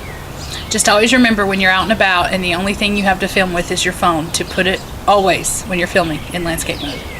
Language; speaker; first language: English; native; English